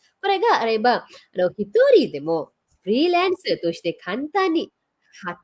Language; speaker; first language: Japanese; non-native, fluent; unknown